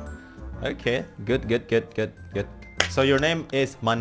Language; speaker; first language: English; non-native, fluent; Indonesian